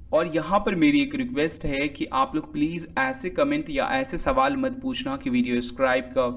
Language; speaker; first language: Hindi; native; Hindi